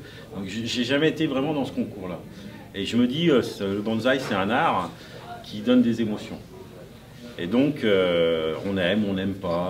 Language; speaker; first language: French; native; French